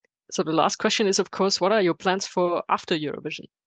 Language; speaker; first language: English; non-native, fluent; German